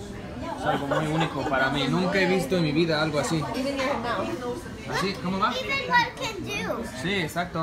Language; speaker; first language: Spanish; non-native, fluent; English